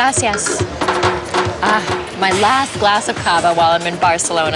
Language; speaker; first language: English; native; English